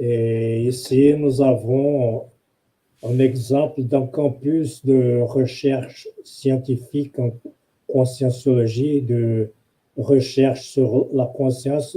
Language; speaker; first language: French; non-native, fluent; Portuguese